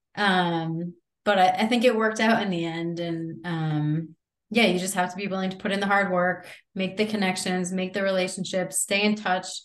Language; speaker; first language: English; native; English